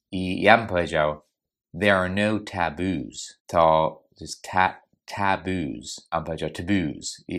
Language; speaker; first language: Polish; non-native, fluent; English